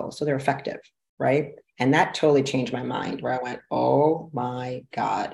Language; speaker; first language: English; native; English